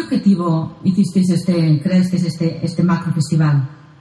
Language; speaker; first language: Spanish; non-native, local second language; Catalan